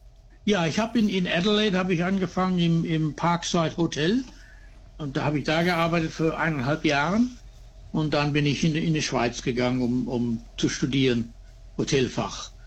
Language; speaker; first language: German; early bilingual, heritage; German